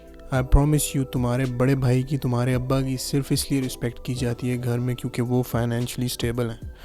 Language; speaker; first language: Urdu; non-native, local second language; Punjabi